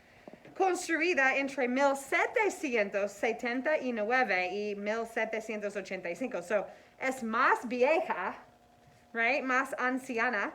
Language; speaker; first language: Spanish; non-native, fluent; English